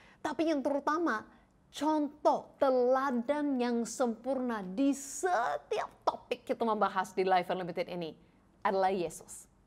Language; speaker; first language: Indonesian; non-native, fluent; English